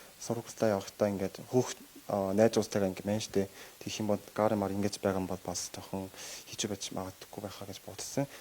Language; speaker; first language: Mongolian; non-native, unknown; Korean